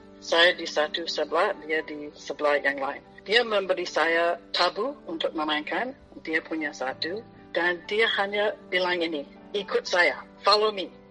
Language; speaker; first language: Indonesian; non-native, fluent; English